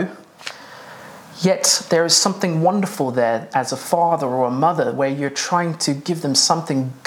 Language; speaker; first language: English; native; English